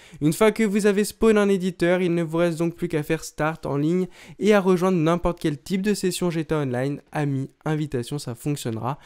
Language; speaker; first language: French; native; French